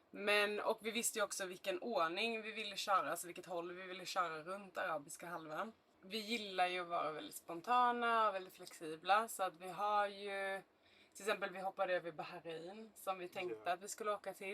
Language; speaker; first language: Swedish; native; Swedish